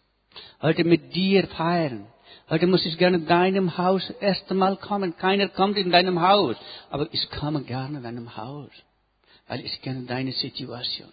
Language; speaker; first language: German; non-native, learner; Nepali